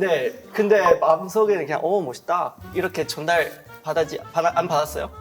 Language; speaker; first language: Korean; non-native, fluent; Chinese